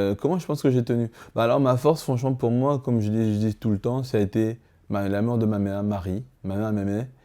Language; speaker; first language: French; early bilingual, other home language; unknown